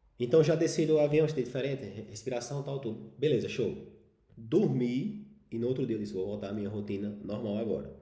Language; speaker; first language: Portuguese; native; Portuguese